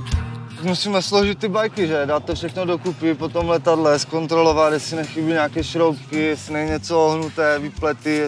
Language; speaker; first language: Czech; native; Czech